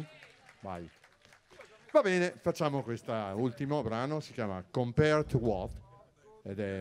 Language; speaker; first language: Italian; native; Italian